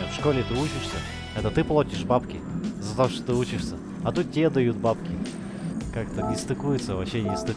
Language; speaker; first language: Russian; native; Russian